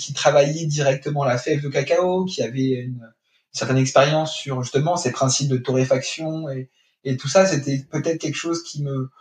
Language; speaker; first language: French; native; French